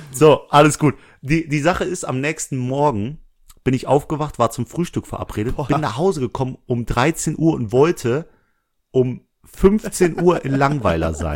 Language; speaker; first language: German; native; German